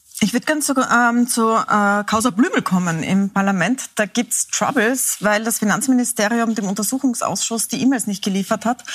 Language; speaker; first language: German; native; German